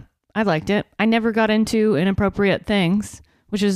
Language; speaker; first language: English; native; English